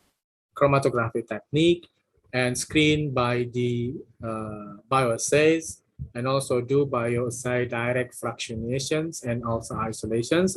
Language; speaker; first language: English; non-native, fluent; Indonesian